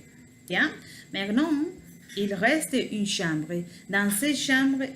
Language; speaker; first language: French; non-native, learner; Spanish